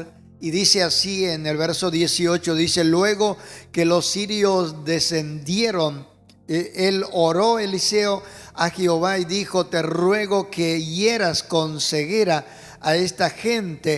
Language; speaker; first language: Spanish; native; Spanish